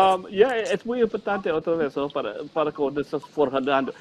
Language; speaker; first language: Spanish; non-native, learner; English